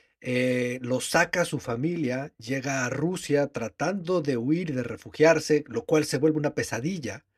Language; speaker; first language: Spanish; native; Spanish